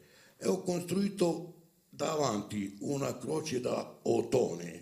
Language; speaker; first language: Italian; non-native, fluent; Romany